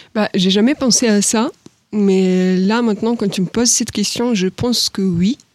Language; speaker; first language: French; non-native, fluent; Ukrainian